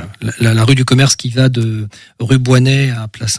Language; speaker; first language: French; native; French